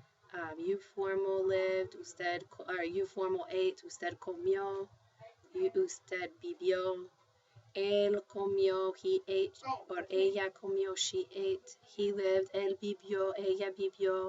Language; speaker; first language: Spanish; non-native, fluent; English